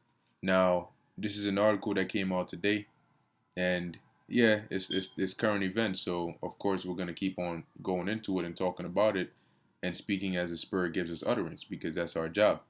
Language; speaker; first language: English; native; English